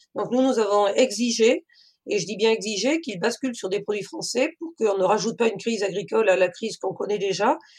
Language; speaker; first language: French; native; French